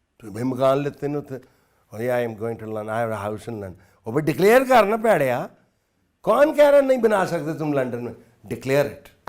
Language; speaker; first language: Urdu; non-native, local second language; Punjabi